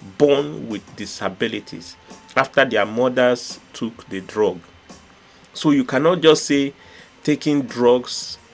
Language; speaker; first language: Nigerian Pidgin; non-native, local second language; Igbo